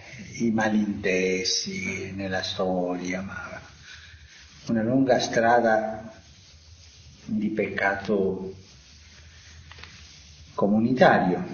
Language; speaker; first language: Italian; non-native, fluent; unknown